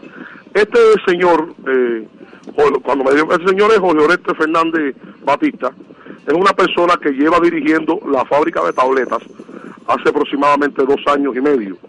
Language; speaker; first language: Spanish; native; Spanish